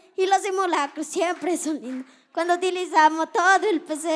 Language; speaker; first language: Spanish; native; Spanish